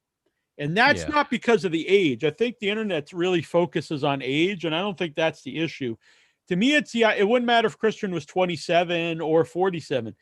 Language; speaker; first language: English; native; English